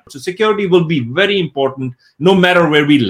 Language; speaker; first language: English; non-native, local second language; Urdu